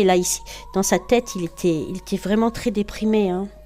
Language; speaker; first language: French; native; French